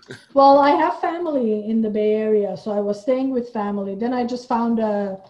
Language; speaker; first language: English; non-native, fluent; Persian